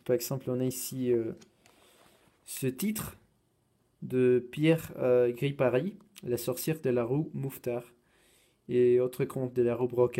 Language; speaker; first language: French; non-native, fluent; Spanish